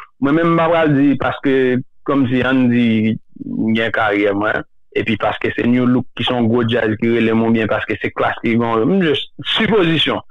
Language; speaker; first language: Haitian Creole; native; Haitian Creole